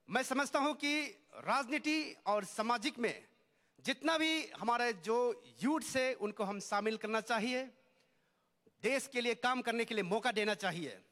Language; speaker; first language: Hindi; non-native, local second language; Nyishi